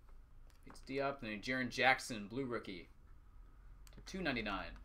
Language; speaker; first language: English; native; English